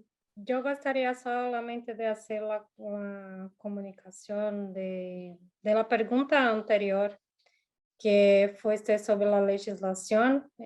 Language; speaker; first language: Spanish; non-native, learner; Portuguese